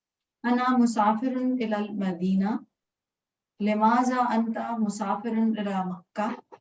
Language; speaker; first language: Arabic; non-native, learner; Urdu